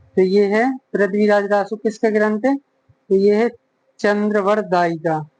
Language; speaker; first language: Hindi; native; Hindi